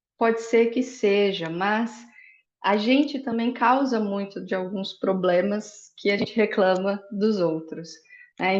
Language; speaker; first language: Portuguese; native; Portuguese